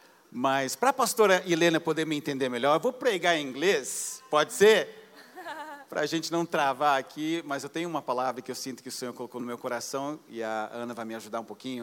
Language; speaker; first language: Portuguese; native; Portuguese